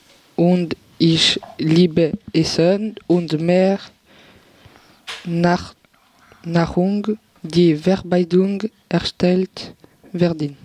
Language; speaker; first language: German; non-native, learner; French